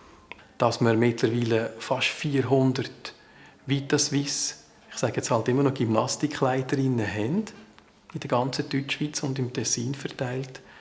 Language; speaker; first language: German; native; German